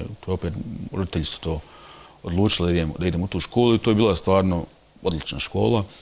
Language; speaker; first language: Bosnian; early bilingual, heritage; Bosnian